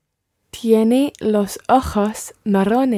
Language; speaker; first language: Spanish; non-native, learner; English